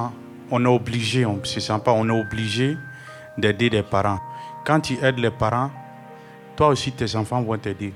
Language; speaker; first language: French; non-native, fluent; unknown